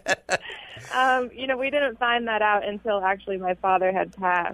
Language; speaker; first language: English; native; English